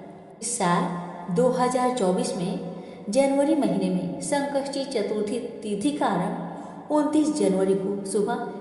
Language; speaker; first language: Hindi; native; Hindi